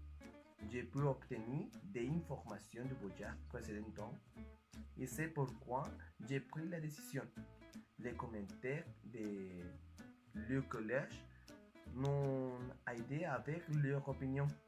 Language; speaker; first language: French; non-native, learner; Spanish